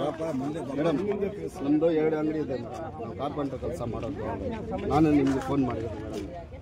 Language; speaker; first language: Kannada; non-native, local second language; Urdu